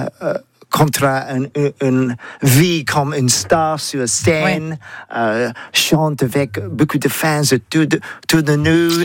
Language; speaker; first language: French; non-native, learner; English